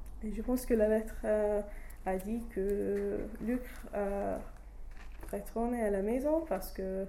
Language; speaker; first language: French; non-native, learner; English